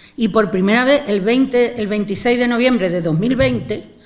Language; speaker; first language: Spanish; native; Spanish